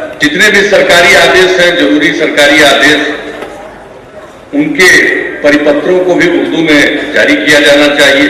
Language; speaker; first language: Hindi; native; Hindi